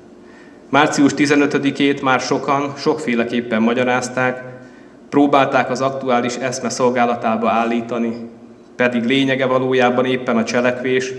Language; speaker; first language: Hungarian; native; Hungarian